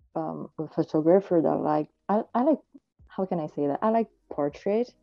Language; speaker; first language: English; non-native, fluent; French